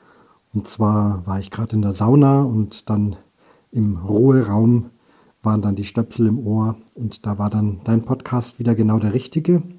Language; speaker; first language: German; native; German